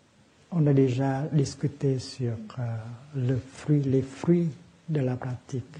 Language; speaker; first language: French; non-native, fluent; Vietnamese